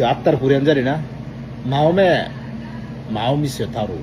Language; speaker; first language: Korean; non-native, learner; Bangla